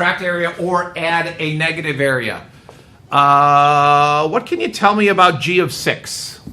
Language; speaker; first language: English; native; English